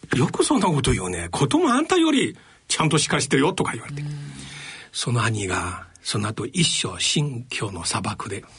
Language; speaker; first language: Japanese; non-native, fluent; Chinese